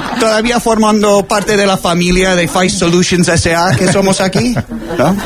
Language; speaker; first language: Spanish; non-native, fluent; English